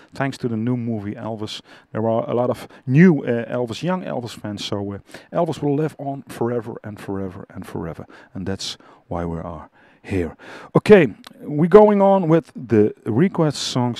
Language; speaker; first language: English; non-native, fluent; Dutch